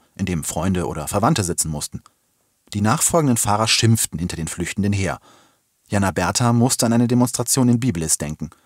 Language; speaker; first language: German; native; German